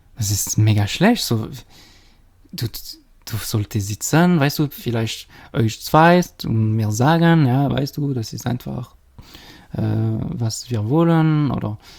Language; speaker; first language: German; non-native, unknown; French